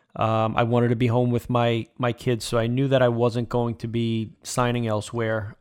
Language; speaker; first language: English; native; English